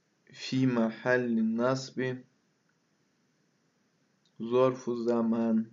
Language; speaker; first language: Arabic; non-native, fluent; Russian